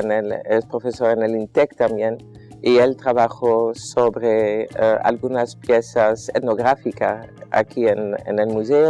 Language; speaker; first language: Spanish; non-native, fluent; Dutch